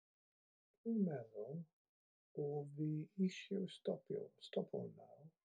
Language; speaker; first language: Welsh; non-native, learner; English